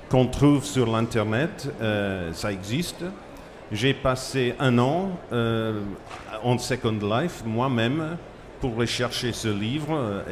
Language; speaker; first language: French; non-native, fluent; English